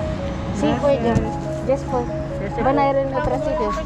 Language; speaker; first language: Spanish; non-native, learner; Filipino